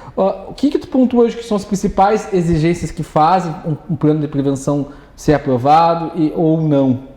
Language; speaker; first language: Portuguese; native; Portuguese